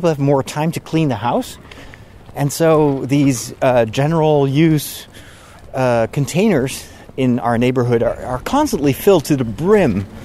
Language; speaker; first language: English; non-native, fluent; Dutch